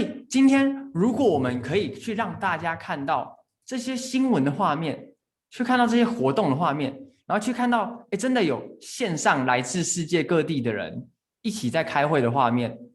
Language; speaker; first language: Chinese; native; Chinese